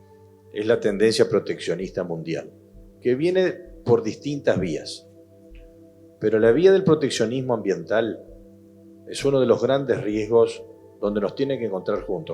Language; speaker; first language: Spanish; native; Spanish